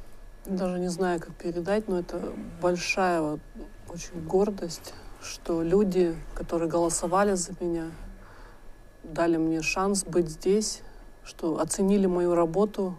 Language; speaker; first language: Russian; native; Russian